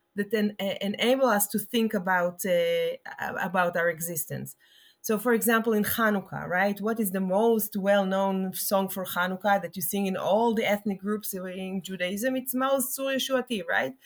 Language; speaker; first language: English; non-native, fluent; Hebrew